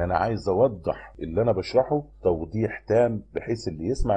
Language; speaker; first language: Arabic; native; Arabic